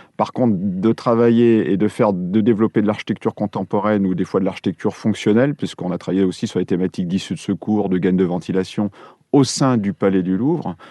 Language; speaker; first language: French; native; French